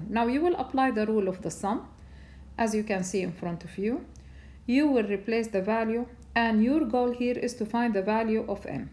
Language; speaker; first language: English; non-native, fluent; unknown